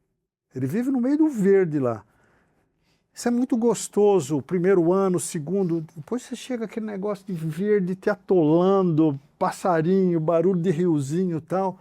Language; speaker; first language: Portuguese; native; Portuguese